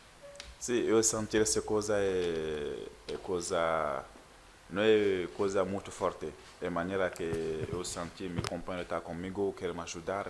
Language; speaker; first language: Portuguese; non-native, learner; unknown